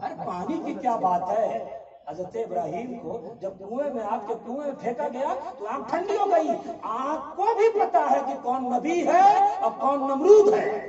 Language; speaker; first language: Urdu; native; Urdu